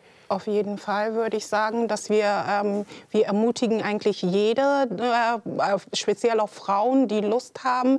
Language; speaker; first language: German; early bilingual, other home language; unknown